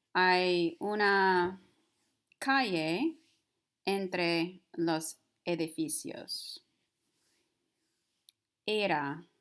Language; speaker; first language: Spanish; non-native, fluent; English